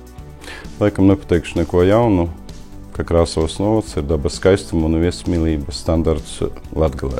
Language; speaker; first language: Latvian; native; Latvian